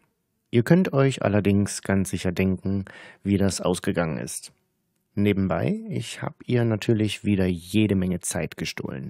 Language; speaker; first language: German; native; German